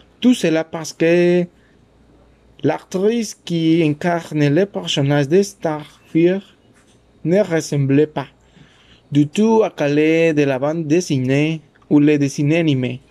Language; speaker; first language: French; non-native, learner; Spanish